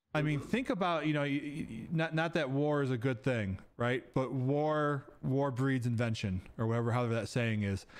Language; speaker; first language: English; native; English